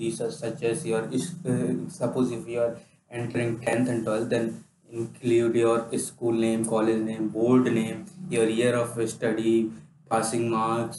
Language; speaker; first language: English; non-native, local second language; Hindi